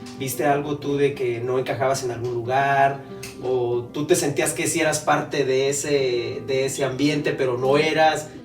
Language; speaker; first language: Spanish; native; Spanish